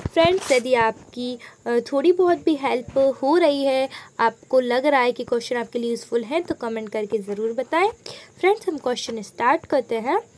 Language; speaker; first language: Hindi; native; Hindi